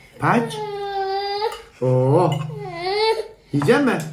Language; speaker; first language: Polish; non-native, learner; Turkish